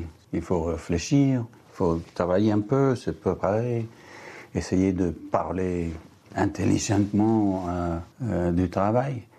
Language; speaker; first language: French; non-native, fluent; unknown